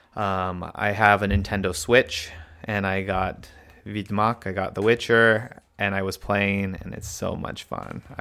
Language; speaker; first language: English; native; English